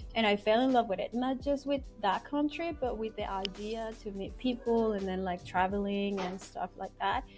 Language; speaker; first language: English; non-native, fluent; Spanish